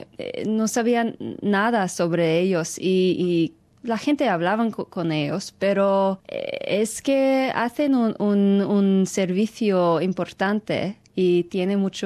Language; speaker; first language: Spanish; non-native, fluent; English